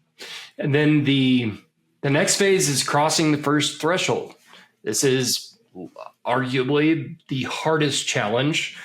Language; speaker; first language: English; native; English